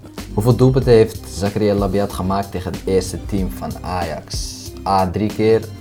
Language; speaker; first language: Dutch; early bilingual, other home language; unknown